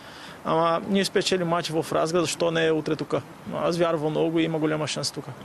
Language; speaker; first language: Bulgarian; non-native, learner; Portuguese